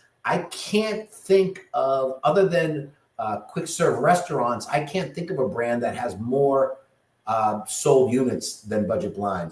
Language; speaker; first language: English; native; English